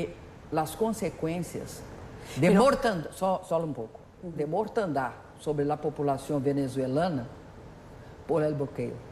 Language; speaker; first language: Spanish; non-native, learner; Portuguese